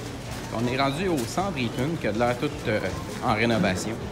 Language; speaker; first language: French; native; French